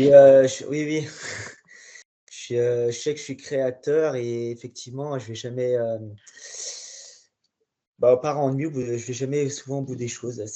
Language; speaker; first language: French; native; French